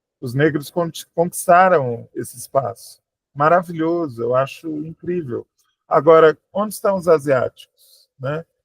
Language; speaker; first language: Portuguese; native; Portuguese